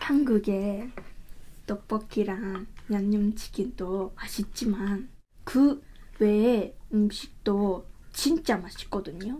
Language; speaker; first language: Korean; early bilingual, heritage; Korean